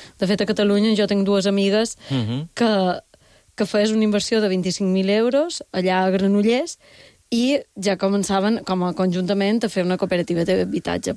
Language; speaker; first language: Catalan; native; Catalan